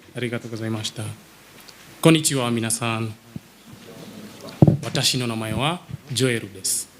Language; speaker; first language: Japanese; non-native, learner; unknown